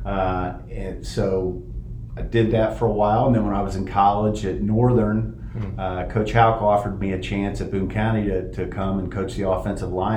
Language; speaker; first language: English; native; English